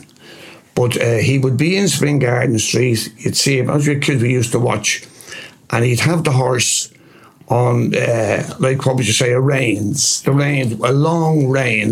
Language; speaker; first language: English; native; English